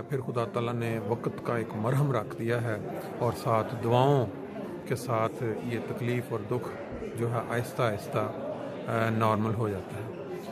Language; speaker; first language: Urdu; non-native, local second language; Punjabi